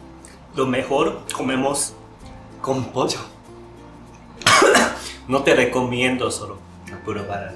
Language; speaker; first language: Spanish; non-native, learner; Japanese